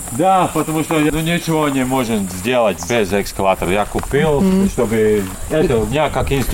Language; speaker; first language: Russian; non-native, local second language; Latvian